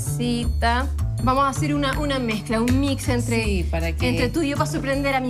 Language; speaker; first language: Spanish; native; Spanish